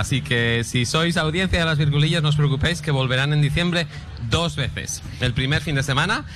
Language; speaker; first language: Spanish; native; Spanish